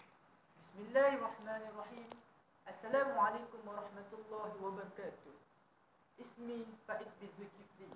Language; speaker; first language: Arabic; non-native, learner; Malay